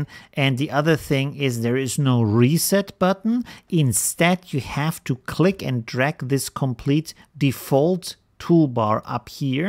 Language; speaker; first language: English; non-native, fluent; German